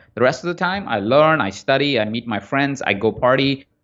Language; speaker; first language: English; non-native, local second language; Hindi